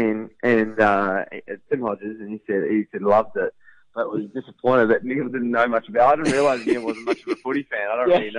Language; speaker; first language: English; native; English